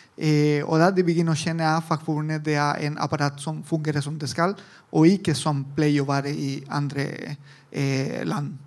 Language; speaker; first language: Norwegian; non-native, fluent; Italian